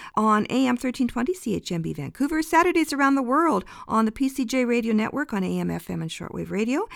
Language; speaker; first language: English; early bilingual, other home language; Ukrainian